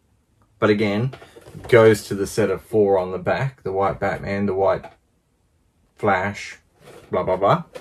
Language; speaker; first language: English; native; English